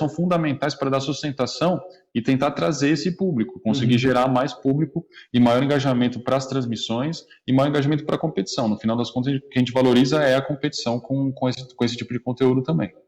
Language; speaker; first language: Portuguese; native; Portuguese